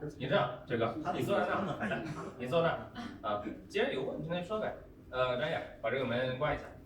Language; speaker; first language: Chinese; native; Chinese